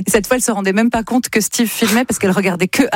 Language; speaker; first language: French; native; French